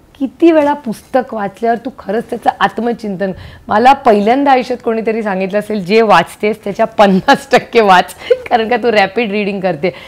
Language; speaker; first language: Marathi; native; Marathi